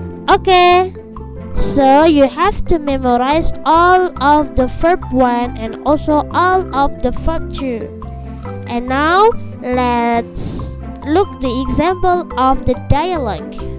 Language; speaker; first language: English; non-native, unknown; Indonesian